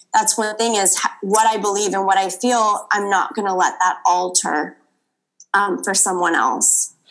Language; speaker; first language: English; native; English